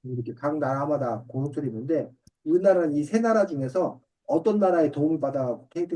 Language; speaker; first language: Korean; native; Korean